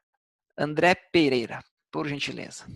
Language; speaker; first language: Portuguese; native; Portuguese